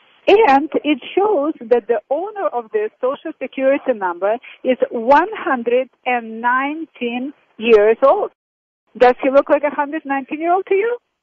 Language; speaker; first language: English; non-native, fluent; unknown